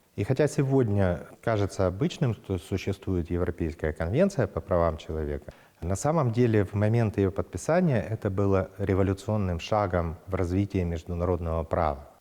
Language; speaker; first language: Russian; native; Russian